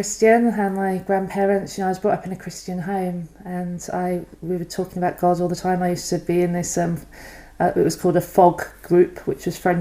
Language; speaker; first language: English; native; English